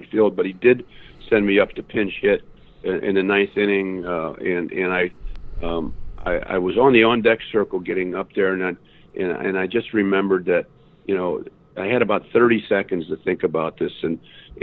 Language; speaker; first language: English; native; English